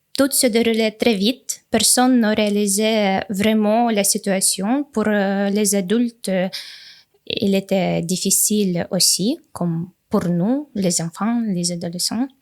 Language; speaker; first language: French; non-native, fluent; Russian